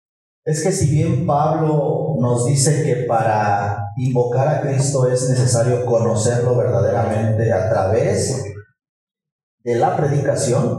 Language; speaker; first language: Spanish; native; Spanish